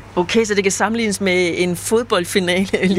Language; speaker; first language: Danish; native; Danish